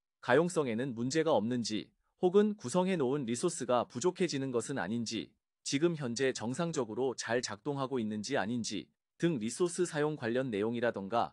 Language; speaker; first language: Korean; native; Korean